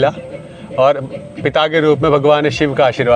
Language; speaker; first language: Hindi; native; Hindi